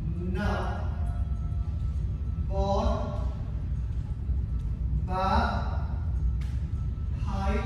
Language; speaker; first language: Vietnamese; non-native, learner; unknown